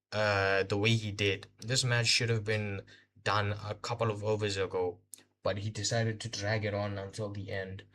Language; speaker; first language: English; non-native, local second language; Hindi